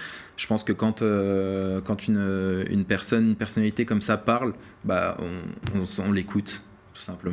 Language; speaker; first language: French; native; French